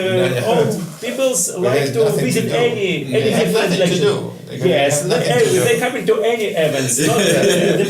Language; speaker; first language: English; non-native, learner; Russian